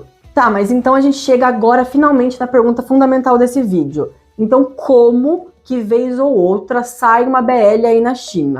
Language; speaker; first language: Portuguese; native; Portuguese